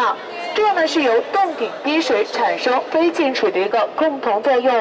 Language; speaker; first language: Chinese; native; Chinese